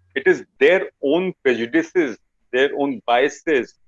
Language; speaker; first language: English; non-native, local second language; Hindi